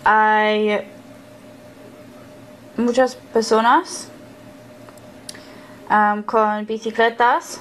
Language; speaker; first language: Spanish; non-native, learner; English